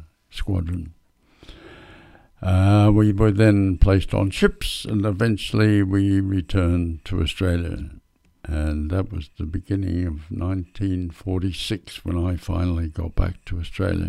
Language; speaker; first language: English; native; English